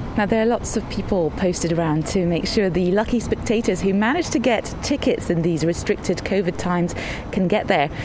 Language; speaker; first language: English; native; English